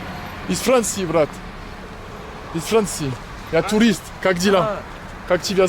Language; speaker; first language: Russian; non-native, learner; French